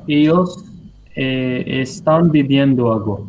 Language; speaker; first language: Spanish; non-native, learner; English